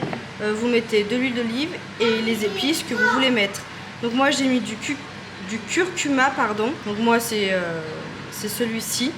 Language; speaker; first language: French; native; French